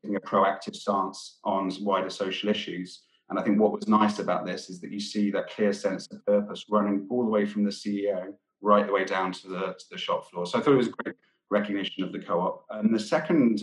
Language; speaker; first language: English; native; English